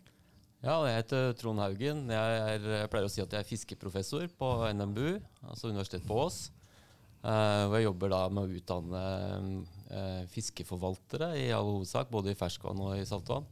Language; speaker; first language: Norwegian; native; Norwegian